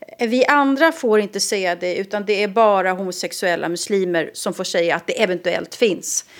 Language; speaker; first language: Swedish; native; Swedish